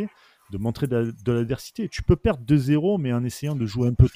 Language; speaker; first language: French; native; French